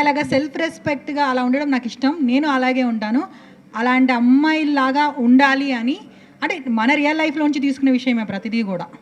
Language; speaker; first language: Telugu; native; Telugu